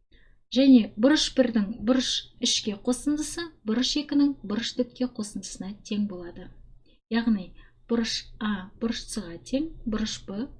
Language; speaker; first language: Kazakh; native; Kazakh